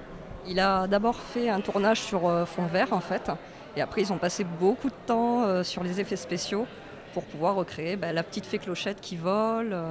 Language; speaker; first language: French; native; French